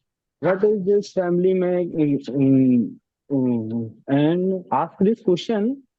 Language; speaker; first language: English; non-native, learner; Hindi